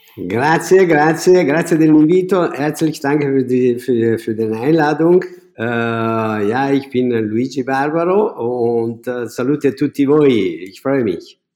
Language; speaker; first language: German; non-native, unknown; Italian